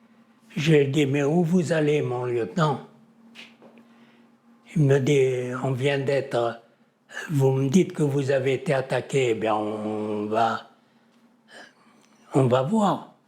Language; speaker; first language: French; native; French